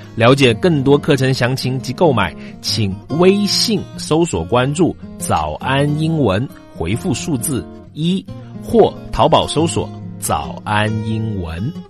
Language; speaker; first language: Chinese; native; Chinese